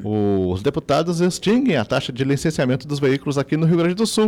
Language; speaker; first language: Portuguese; native; Portuguese